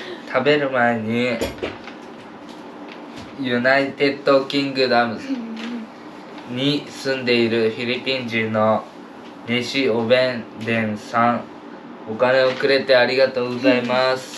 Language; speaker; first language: Japanese; early bilingual, other home language; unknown